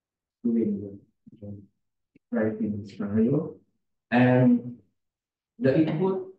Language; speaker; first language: English; non-native, fluent; Indonesian